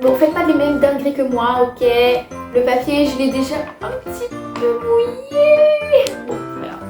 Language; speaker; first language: French; native; French